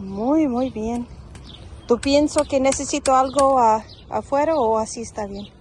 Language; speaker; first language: Spanish; non-native, learner; English